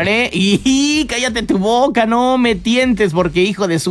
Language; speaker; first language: Spanish; native; Spanish